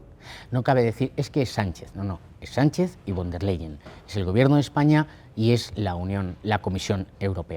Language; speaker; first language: Spanish; native; Spanish